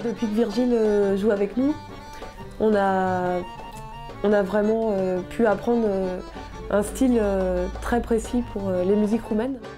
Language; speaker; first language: French; native; French